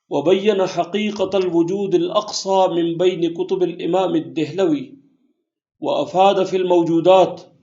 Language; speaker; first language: Arabic; non-native, fluent; Urdu